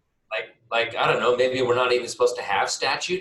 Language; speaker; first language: English; native; English